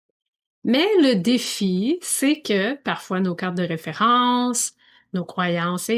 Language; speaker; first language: French; native; French